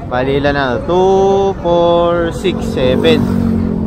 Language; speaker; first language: Filipino; native; Filipino